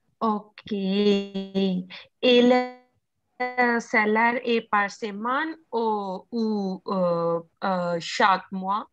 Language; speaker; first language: French; non-native, learner; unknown